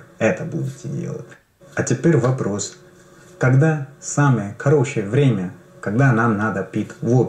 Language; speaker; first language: Russian; non-native, learner; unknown